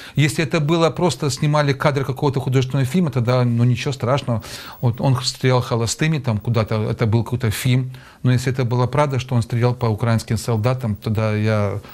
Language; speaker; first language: Russian; native; Russian